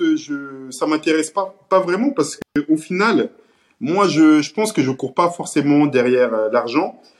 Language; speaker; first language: French; early bilingual, other home language; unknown